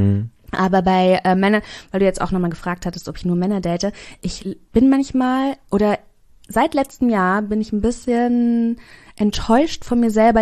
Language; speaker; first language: German; native; German